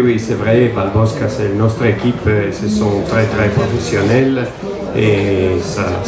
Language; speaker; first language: French; non-native, learner; Italian